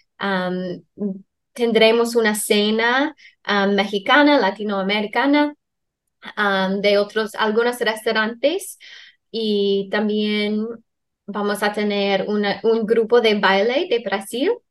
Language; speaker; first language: Spanish; non-native, fluent; English